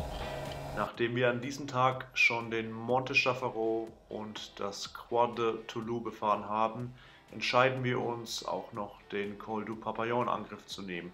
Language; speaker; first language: German; native; German